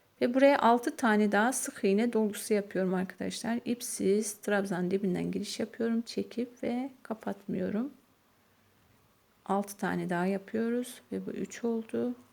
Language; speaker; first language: Turkish; native; Turkish